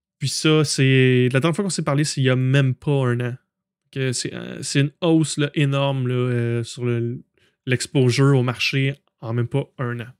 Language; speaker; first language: French; native; French